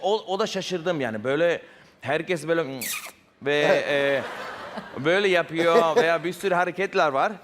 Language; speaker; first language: Turkish; non-native, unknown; Spanish